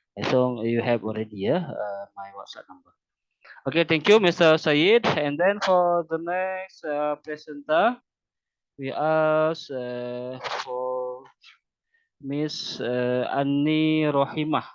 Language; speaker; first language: English; non-native, learner; Indonesian